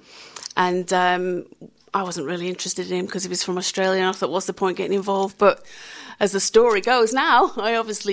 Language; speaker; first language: English; native; English